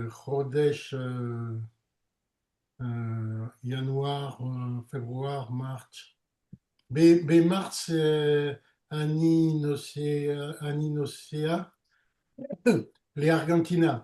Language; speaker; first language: Hebrew; non-native, learner; French